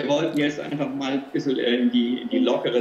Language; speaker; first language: German; native; German